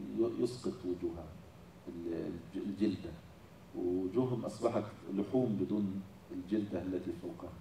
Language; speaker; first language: Arabic; native; Arabic